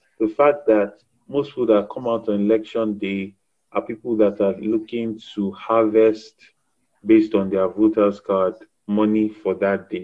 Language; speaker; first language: English; non-native, local second language; Yoruba